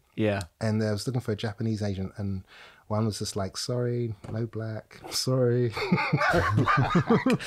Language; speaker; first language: English; native; English